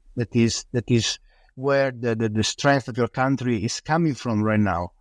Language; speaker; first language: English; non-native, fluent; Italian